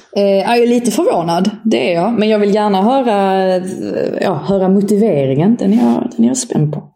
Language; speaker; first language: Swedish; native; Swedish